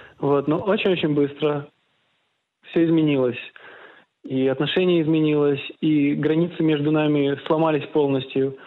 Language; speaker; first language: Russian; early bilingual, other home language; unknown